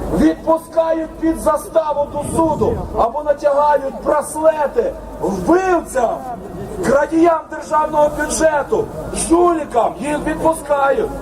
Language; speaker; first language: Ukrainian; native; Ukrainian